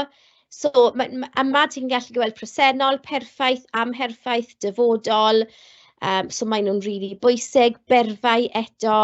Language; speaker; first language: Welsh; non-native, local second language; English